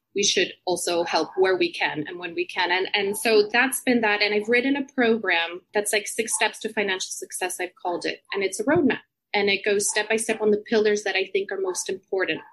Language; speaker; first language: English; non-native, fluent; Spanish